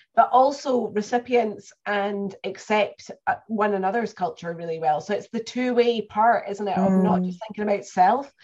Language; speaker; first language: English; native; English